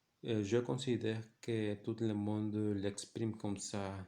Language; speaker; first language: French; non-native, learner; Spanish